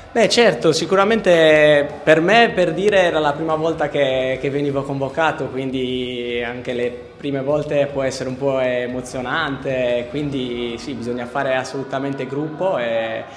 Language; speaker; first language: Italian; native; Italian